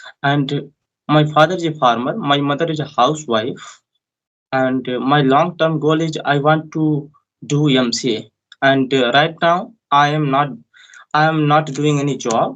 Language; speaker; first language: English; non-native, learner; Hindi